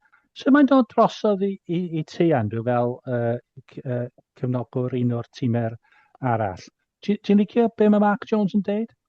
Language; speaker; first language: Welsh; non-native, fluent; English